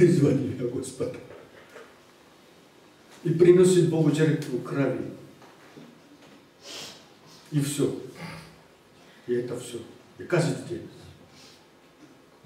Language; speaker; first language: Russian; non-native, fluent; Korean